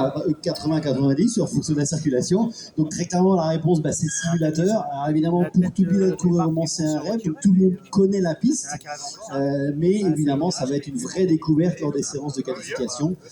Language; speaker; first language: French; native; French